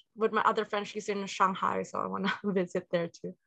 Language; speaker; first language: English; native; English